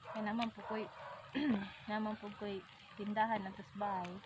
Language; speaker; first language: Filipino; non-native, local second language; Cebuano